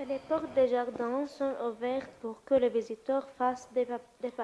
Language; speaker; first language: French; non-native, learner; Arabic